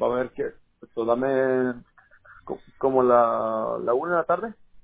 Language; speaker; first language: Spanish; early bilingual, heritage; Spanish